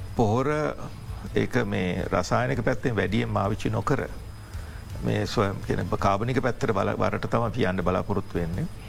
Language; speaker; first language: Sinhala; non-native, local second language; Tamil